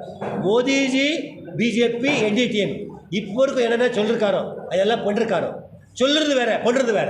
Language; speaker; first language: Tamil; non-native, learner; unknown